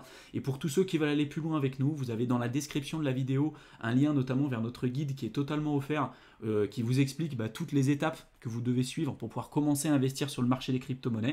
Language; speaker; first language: French; native; French